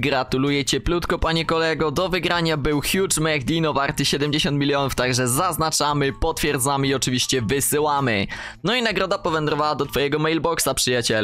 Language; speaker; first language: Polish; native; Polish